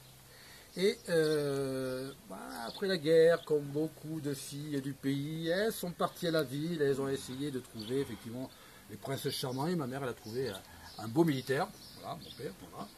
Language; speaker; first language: French; native; French